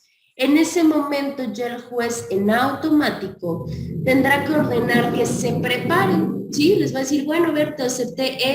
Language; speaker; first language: Spanish; native; Spanish